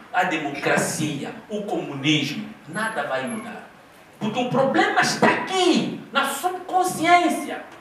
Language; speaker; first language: Portuguese; non-native, local second language; Kongo